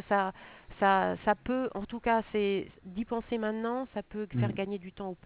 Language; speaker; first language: French; native; French